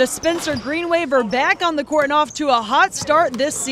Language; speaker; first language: English; native; English